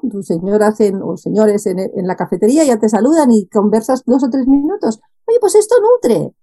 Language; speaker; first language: Spanish; native; Spanish